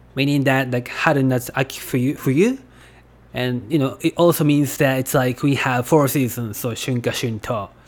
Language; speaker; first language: English; non-native, fluent; Japanese